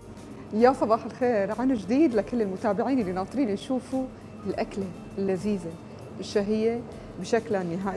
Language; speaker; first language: Arabic; native; Arabic